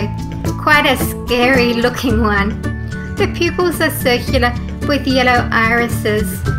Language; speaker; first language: English; native; English